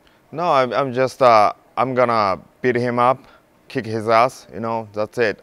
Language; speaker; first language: English; non-native, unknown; Japanese